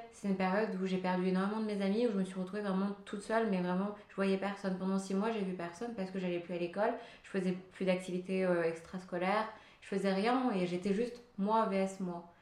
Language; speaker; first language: French; early bilingual, other home language; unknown